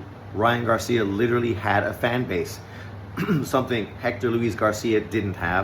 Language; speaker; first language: English; native; English